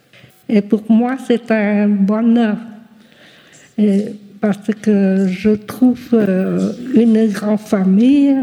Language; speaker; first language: French; non-native, local second language; Vietnamese